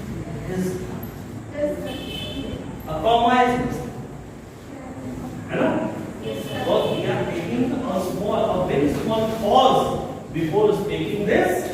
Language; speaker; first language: Hindi; native; Hindi